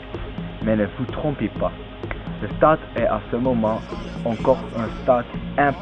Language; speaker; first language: French; non-native, learner; Dutch